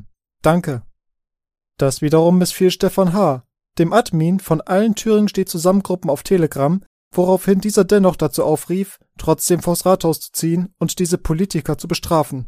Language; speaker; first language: German; native; German